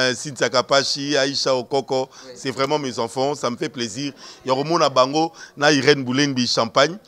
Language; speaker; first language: French; non-native, local second language; Lingala